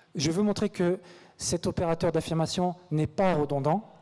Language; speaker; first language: French; native; French